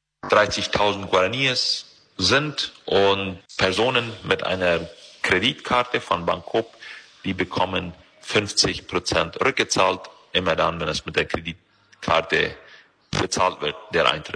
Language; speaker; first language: German; early bilingual, heritage; German